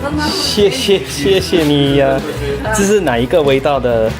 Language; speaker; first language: Chinese; non-native, learner; English